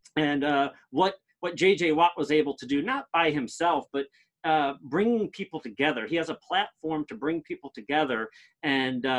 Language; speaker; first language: English; native; English